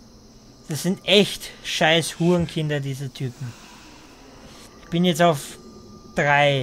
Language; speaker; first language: German; native; German